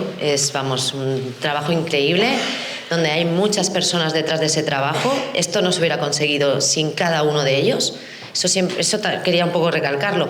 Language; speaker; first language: Spanish; native; Spanish